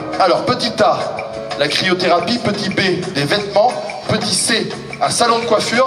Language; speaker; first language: French; native; French